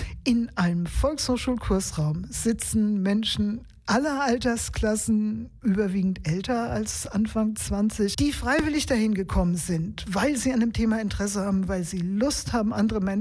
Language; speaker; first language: German; native; German